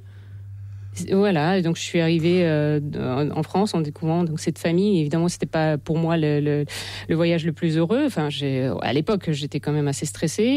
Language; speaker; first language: French; non-native, fluent; Russian